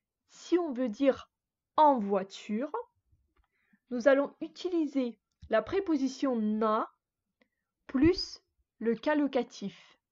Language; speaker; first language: French; non-native, fluent; Russian